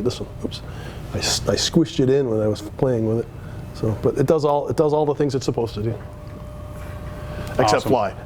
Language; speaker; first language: English; native; English